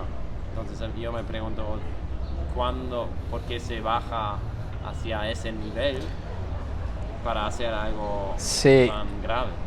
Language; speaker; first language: Spanish; non-native, fluent; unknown